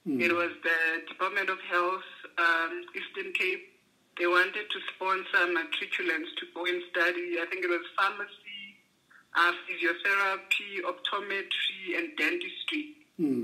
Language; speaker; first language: English; non-native, local second language; Xhosa